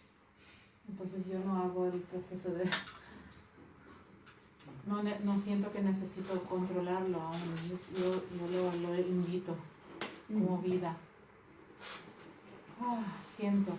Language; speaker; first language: Spanish; non-native, fluent; Swedish